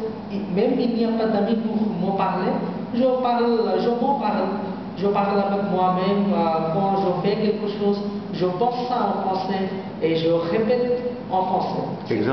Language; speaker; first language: French; non-native, learner; Bangla